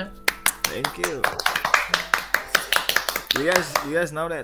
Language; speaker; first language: English; non-native, fluent; Indonesian